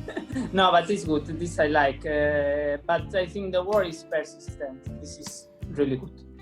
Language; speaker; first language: English; non-native, fluent; Spanish